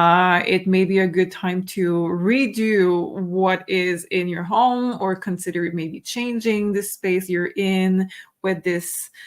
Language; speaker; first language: English; non-native, fluent; French